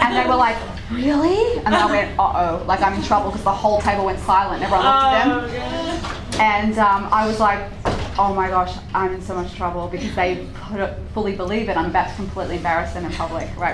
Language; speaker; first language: English; native; English